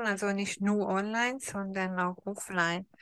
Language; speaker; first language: German; non-native, fluent; Hungarian